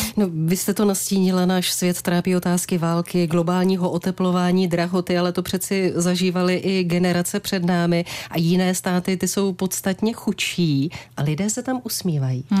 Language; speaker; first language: Czech; native; Czech